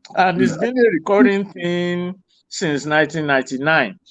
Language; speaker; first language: English; non-native, local second language; Yoruba